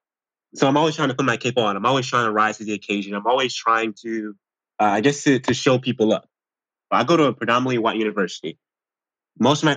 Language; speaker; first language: English; native; English